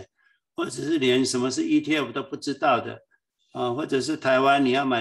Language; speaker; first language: Chinese; native; Chinese